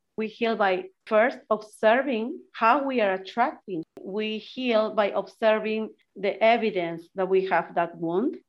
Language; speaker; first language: English; non-native, fluent; Spanish